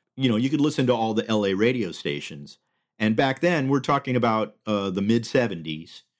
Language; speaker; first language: English; early bilingual, other home language; Spanish